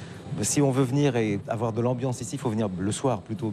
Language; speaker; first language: French; native; French